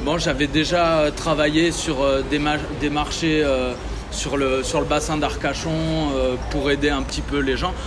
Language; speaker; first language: French; early bilingual, other home language; Italian